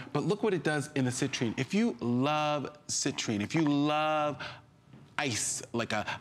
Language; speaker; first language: English; native; English